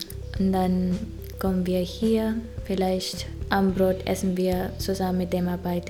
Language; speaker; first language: German; non-native, learner; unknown